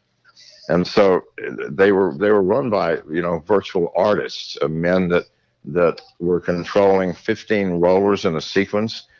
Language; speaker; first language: English; native; English